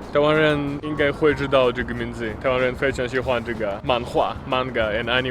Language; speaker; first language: Chinese; non-native, fluent; Russian